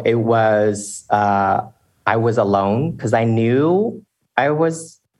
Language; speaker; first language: English; non-native, fluent; Vietnamese